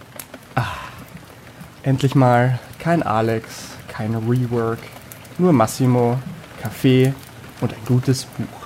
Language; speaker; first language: German; native; German